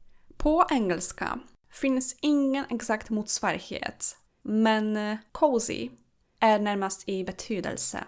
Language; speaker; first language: Swedish; non-native, fluent; Polish